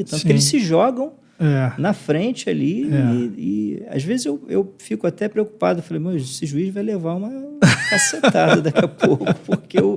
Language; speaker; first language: Portuguese; native; Portuguese